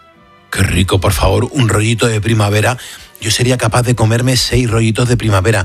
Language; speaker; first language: Spanish; native; Spanish